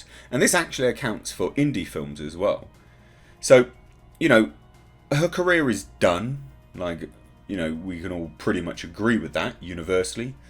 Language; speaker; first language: English; native; English